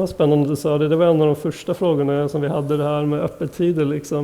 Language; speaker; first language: Swedish; native; Swedish